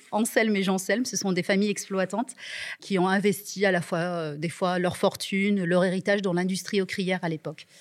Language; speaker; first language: French; non-native, local second language; Arabic